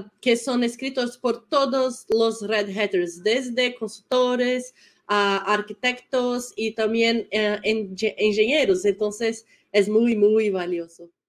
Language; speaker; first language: Spanish; non-native, learner; Portuguese